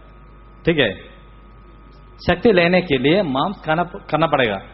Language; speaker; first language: Hindi; non-native, local second language; Malayalam